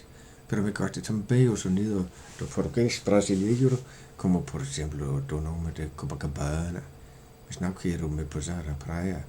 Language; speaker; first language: Portuguese; non-native, learner; Danish